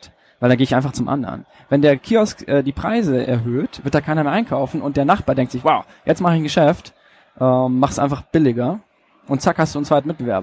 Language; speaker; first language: German; native; German